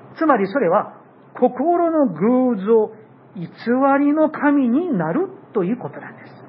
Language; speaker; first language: Japanese; non-native, fluent; Korean